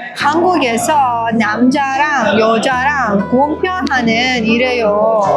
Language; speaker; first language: Korean; non-native, learner; Persian